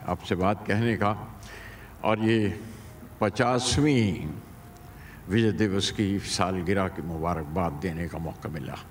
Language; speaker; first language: Hindi; native; Hindi